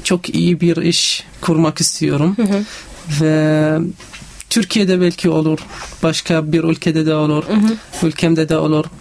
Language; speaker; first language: Turkish; non-native, learner; Arabic